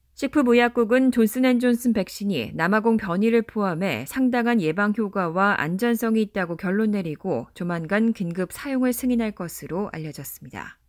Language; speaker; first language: Korean; native; Korean